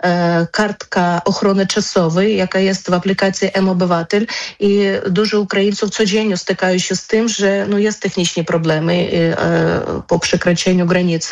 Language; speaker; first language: Polish; non-native, fluent; Ukrainian